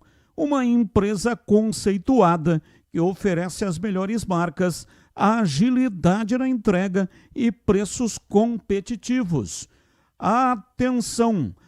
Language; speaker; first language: Portuguese; native; Portuguese